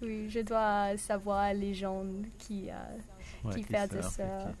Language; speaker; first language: French; non-native, learner; English